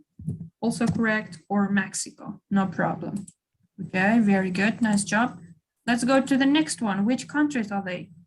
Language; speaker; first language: English; non-native, fluent; Kyrgyz